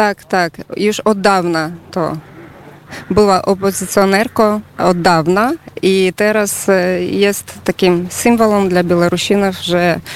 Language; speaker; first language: Polish; non-native, learner; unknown